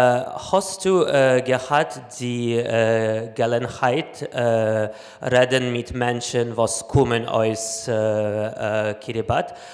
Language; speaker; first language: German; non-native, learner; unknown